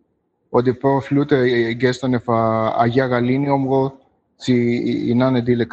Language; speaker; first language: Danish; non-native, fluent; Greek